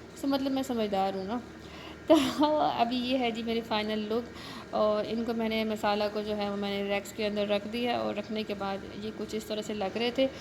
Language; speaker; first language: Urdu; native; Urdu